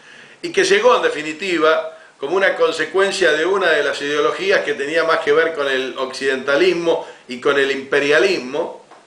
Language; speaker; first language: Spanish; native; Spanish